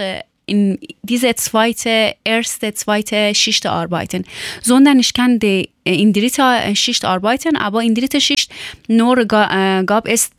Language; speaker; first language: German; non-native, learner; Persian